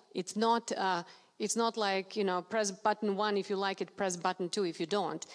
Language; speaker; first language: English; non-native, fluent; Serbian